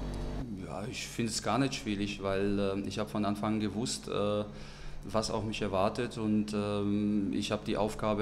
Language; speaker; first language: German; non-native, fluent; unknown